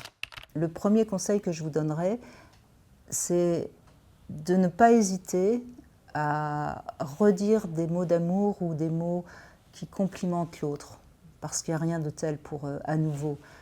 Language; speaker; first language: French; native; French